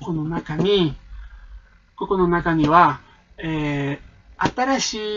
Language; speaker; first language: Japanese; non-native, learner; Spanish